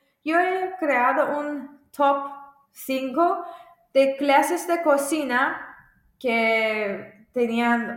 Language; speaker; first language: Spanish; non-native, fluent; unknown